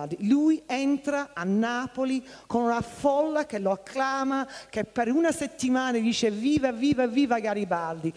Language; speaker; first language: Italian; non-native, fluent; English